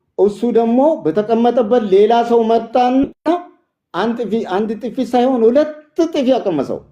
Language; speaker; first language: Amharic; non-native, local second language; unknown